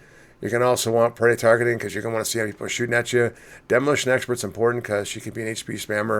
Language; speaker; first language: English; native; English